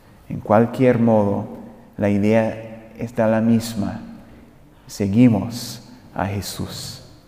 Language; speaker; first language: Spanish; non-native, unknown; English